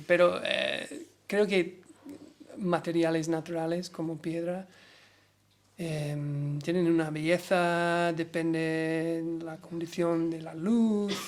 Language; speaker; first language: Spanish; non-native, learner; English